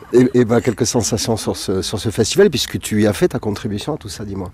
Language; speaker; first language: French; native; French